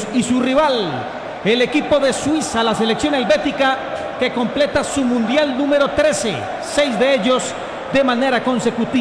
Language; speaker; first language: Spanish; native; Spanish